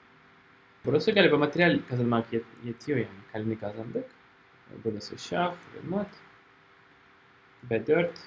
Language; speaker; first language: Turkish; non-native, fluent; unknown